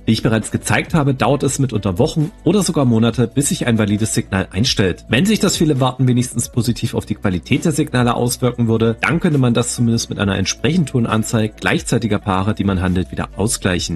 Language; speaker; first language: German; native; German